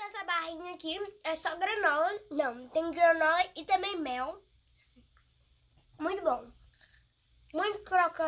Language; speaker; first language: Portuguese; early bilingual, heritage; Portuguese